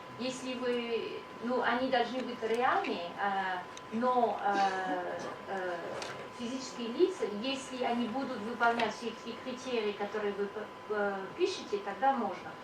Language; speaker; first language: Russian; non-native, learner; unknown